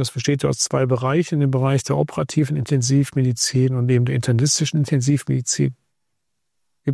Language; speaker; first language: German; native; German